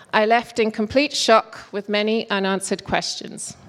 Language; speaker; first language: English; native; English